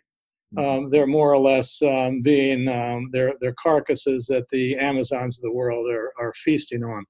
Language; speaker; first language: English; native; English